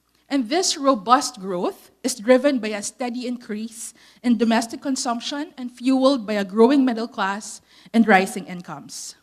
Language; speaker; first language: English; non-native, local second language; Filipino